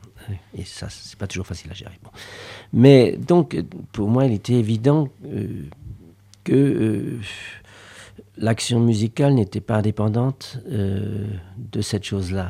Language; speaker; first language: French; native; French